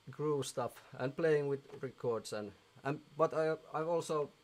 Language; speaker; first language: English; non-native, fluent; Finnish